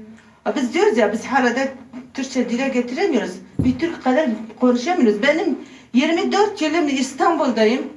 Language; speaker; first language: Turkish; non-native, local second language; Kurdish